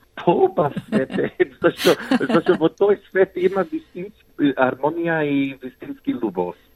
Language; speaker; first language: Macedonian; early bilingual, heritage; Macedonian